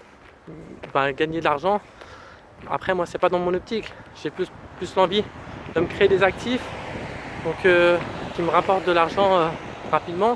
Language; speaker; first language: French; native; French